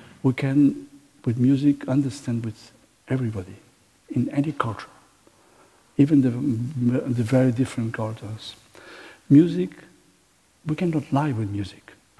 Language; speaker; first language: English; non-native, fluent; Catalan